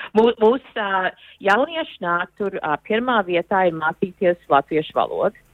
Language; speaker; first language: Latvian; early bilingual, heritage; Latvian